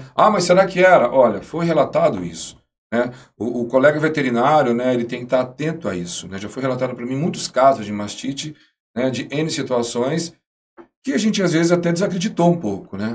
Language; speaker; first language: Portuguese; native; Portuguese